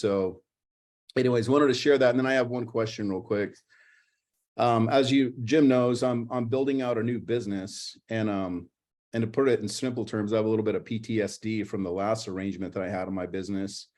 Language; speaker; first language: English; native; English